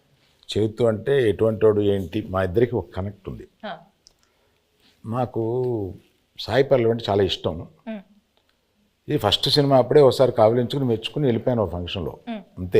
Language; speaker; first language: Telugu; native; Telugu